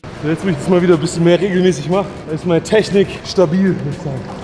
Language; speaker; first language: German; native; German